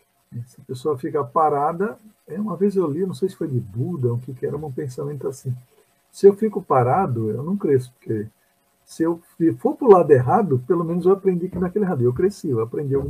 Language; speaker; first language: Portuguese; native; Portuguese